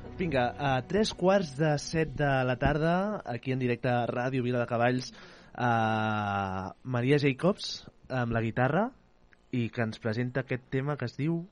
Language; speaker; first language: Catalan; native; Catalan